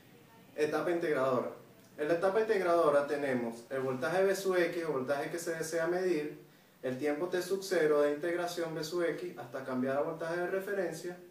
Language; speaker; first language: Spanish; native; Spanish